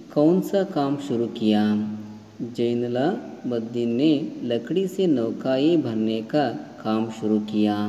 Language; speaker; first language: Hindi; non-native, local second language; Kannada